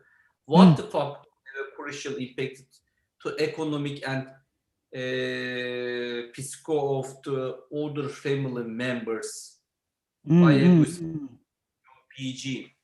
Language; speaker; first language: English; non-native, learner; Turkish